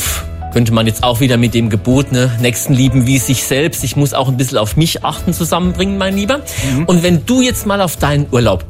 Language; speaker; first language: German; native; German